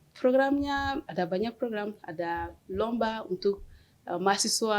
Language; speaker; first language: Indonesian; non-native, learner; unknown